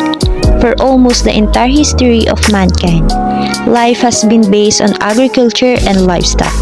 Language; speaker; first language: English; non-native, local second language; Filipino